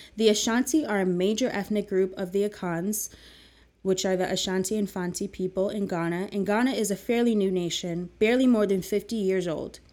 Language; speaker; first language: English; early bilingual, other home language; Akan